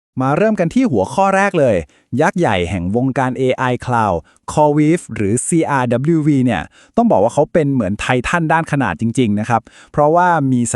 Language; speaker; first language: Thai; native; Thai